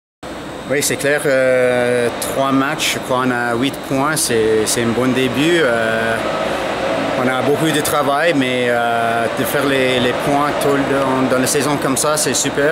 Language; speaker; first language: French; non-native, fluent; English